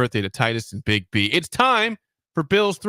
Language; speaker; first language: English; native; English